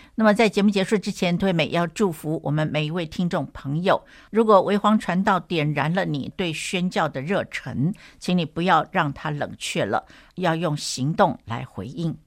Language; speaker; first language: Chinese; native; Chinese